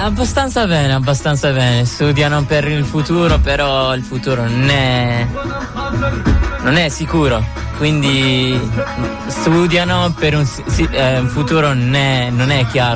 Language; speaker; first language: Italian; non-native, fluent; Arabic